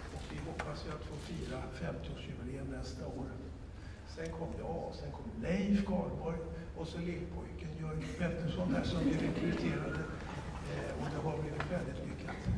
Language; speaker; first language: Swedish; native; Swedish